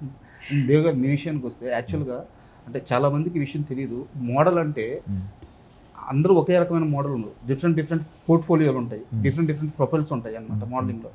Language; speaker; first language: Telugu; native; Telugu